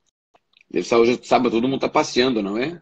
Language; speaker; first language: Portuguese; native; Portuguese